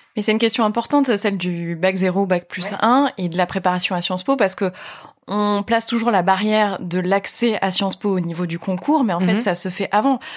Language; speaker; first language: French; native; French